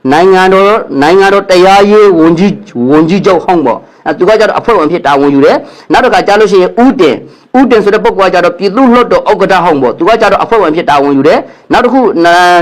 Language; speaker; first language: Burmese; non-native, local second language; Rohingya